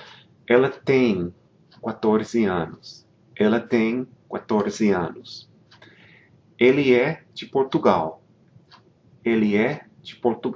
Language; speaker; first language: Portuguese; non-native, fluent; English